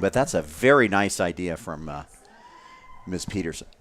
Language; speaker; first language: English; native; English